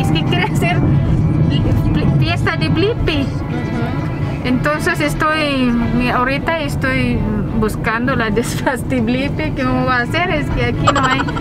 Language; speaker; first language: Spanish; non-native, learner; Filipino